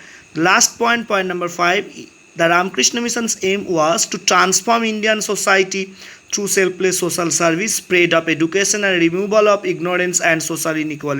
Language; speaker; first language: English; non-native, local second language; Bangla